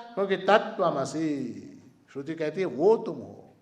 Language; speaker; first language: Hindi; non-native, local second language; Marathi